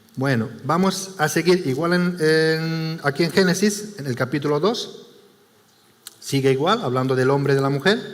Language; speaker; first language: Spanish; non-native, fluent; Romanian